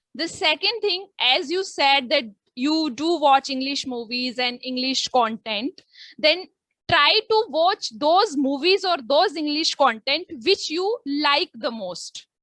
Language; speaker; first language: English; non-native, local second language; Hindi